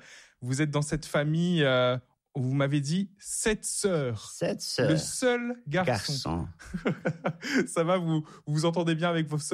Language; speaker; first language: French; native; French